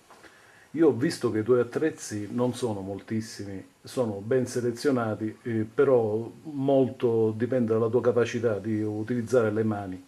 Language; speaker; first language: Italian; native; Italian